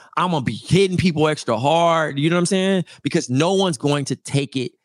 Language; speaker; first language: English; native; English